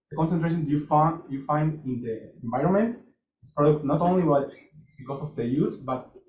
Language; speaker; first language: English; non-native, fluent; Spanish